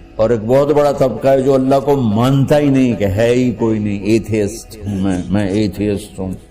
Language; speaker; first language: Urdu; non-native, local second language; Punjabi